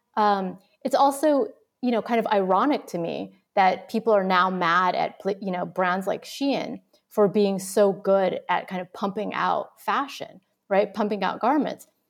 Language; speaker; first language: English; early bilingual, other home language; Vietnamese